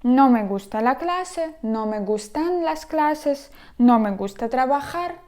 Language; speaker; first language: Spanish; non-native, fluent; Ukrainian